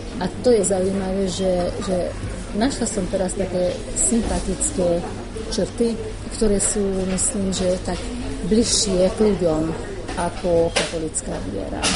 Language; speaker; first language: Slovak; non-native, local second language; Hungarian